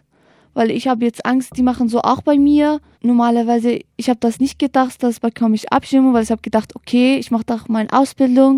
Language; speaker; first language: German; non-native, learner; Kurdish